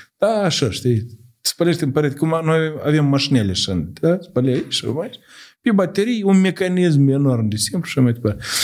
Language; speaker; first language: Romanian; native; Romanian